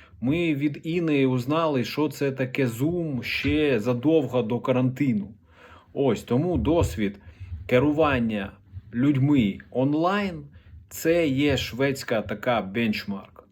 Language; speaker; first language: Ukrainian; non-native, local second language; Russian